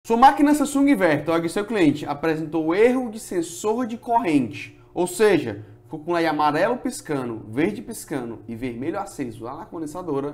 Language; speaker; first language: Portuguese; native; Portuguese